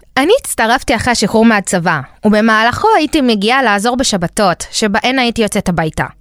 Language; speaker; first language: Hebrew; early bilingual, other home language; Spanish